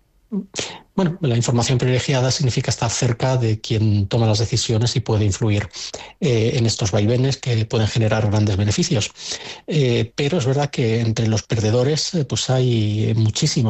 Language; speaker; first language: Spanish; native; Spanish